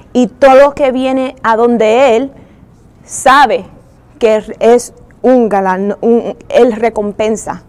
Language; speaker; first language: Spanish; early bilingual, heritage; Spanish